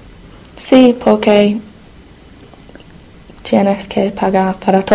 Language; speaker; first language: Spanish; non-native, learner; English